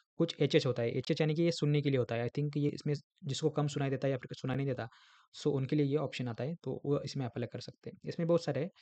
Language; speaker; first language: Hindi; non-native, local second language; Marathi